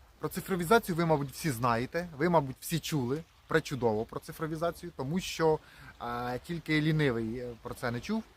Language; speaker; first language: Ukrainian; non-native, local second language; Russian